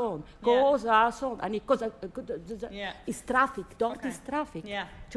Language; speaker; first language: German; non-native, fluent; Bulgarian